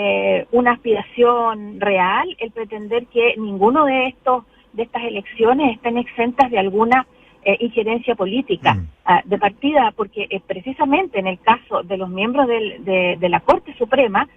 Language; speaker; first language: Spanish; native; Spanish